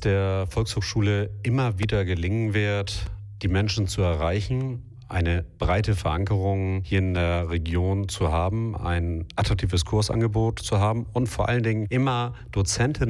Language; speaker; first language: German; native; German